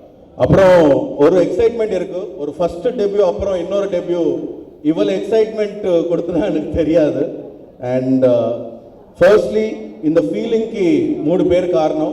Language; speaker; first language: Tamil; non-native, learner; Telugu